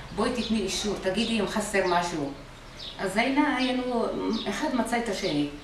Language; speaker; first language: Hebrew; non-native, fluent; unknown